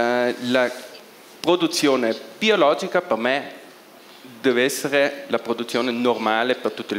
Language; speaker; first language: Italian; non-native, local second language; German